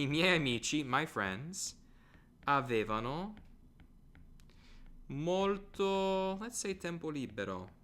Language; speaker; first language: Italian; non-native, fluent; English